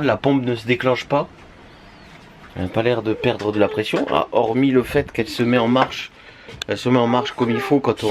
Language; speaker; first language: French; native; French